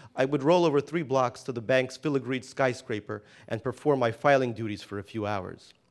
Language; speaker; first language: English; non-native, fluent; Russian